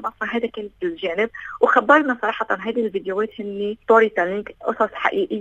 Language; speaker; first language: Arabic; native; Arabic